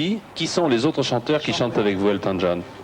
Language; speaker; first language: French; native; French